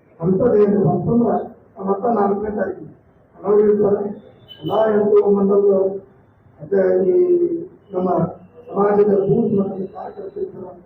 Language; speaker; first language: Kannada; non-native, local second language; Lambadi